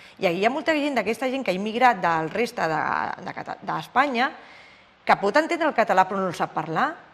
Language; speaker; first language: Catalan; non-native, local second language; Spanish